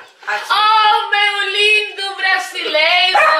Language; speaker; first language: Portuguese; non-native, learner; Spanish